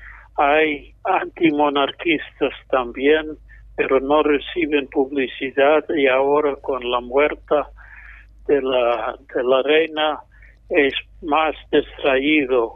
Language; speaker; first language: Spanish; non-native, fluent; English